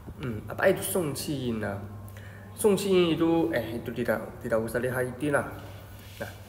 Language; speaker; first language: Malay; non-native, fluent; Chinese